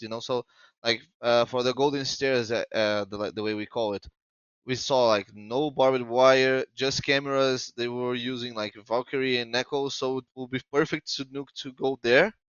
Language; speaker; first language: English; non-native, fluent; Portuguese